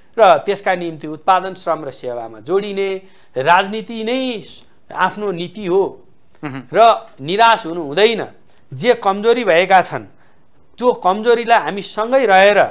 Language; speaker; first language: Nepali; native; Nepali